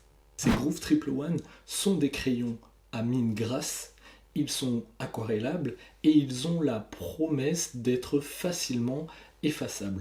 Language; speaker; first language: French; native; French